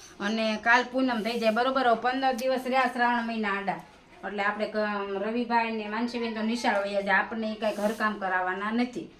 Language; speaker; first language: Gujarati; native; Gujarati